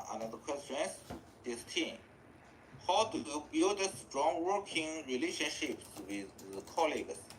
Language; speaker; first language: English; non-native, learner; Chinese